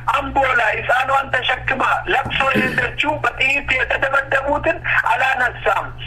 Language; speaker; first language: Amharic; non-native, local second language; Oromo